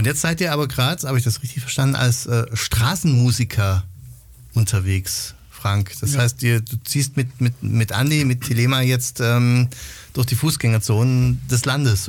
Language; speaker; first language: German; native; German